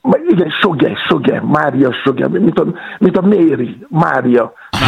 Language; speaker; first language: Hungarian; non-native, learner; Yoruba